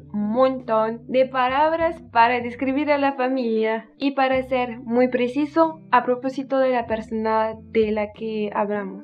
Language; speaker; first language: Spanish; non-native, learner; French